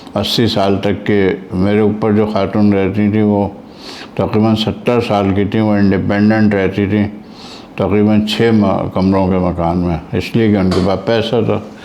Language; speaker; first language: Urdu; native; Urdu